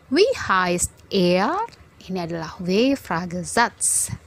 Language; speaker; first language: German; non-native, fluent; Indonesian